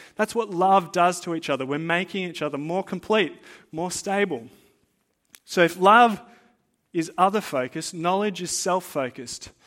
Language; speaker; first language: English; native; English